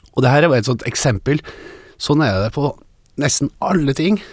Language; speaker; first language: Norwegian; native; Norwegian